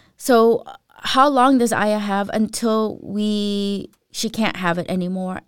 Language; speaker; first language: English; early bilingual, other home language; Filipino